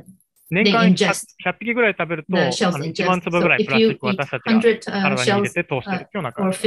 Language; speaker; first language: Japanese; native; Japanese